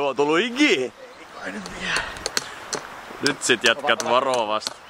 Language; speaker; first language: Finnish; native; Finnish